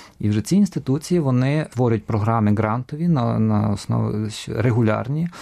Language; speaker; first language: Ukrainian; native; Ukrainian